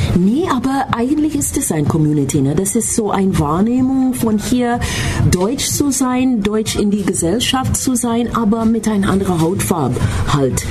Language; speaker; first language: German; non-native, fluent; English